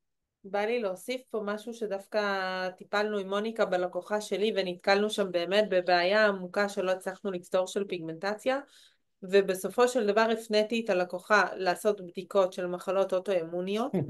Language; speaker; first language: Hebrew; native; Hebrew